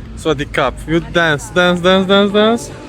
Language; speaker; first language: English; non-native, learner; Polish